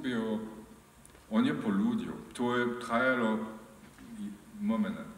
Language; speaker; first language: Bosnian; non-native, learner; French